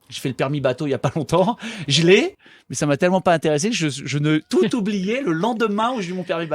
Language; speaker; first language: French; native; French